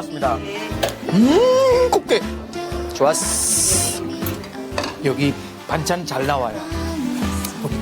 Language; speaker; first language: Korean; non-native, fluent; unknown